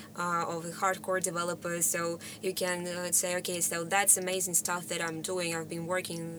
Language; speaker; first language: English; non-native, fluent; Russian